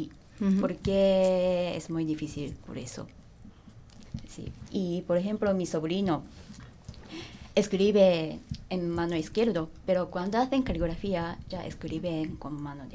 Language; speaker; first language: Spanish; non-native, learner; Japanese